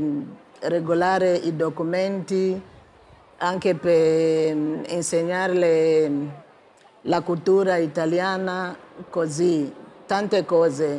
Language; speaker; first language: Italian; non-native, fluent; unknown